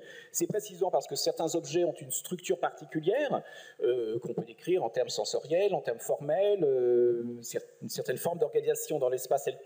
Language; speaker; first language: French; native; French